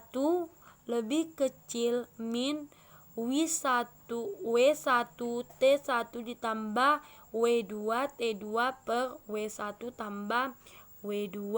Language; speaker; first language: Indonesian; native; Indonesian